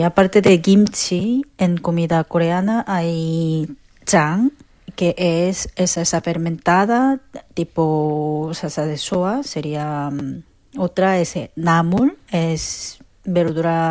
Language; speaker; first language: Spanish; non-native, fluent; Korean